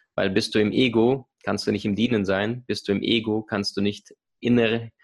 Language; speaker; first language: German; early bilingual, other home language; Russian